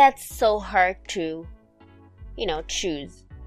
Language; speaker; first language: English; non-native, fluent; Japanese